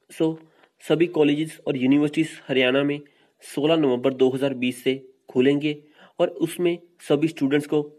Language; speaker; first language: Hindi; non-native, local second language; Punjabi